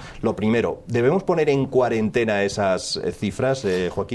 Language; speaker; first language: Spanish; native; Spanish